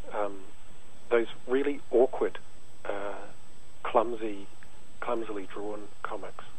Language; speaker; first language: English; native; English